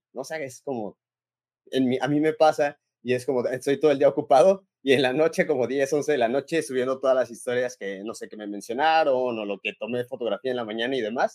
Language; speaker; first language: Spanish; native; Spanish